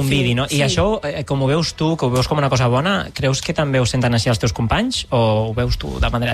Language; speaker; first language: Catalan; native; Catalan